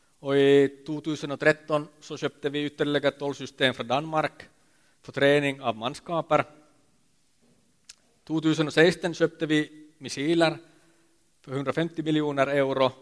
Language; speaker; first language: Swedish; non-native, local second language; Finnish